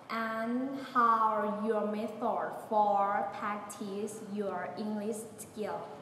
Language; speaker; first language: English; non-native, learner; Thai